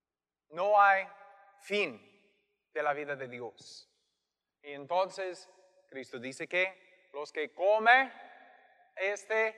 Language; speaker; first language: Spanish; non-native, fluent; English